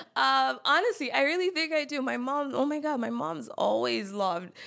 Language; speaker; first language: English; native; English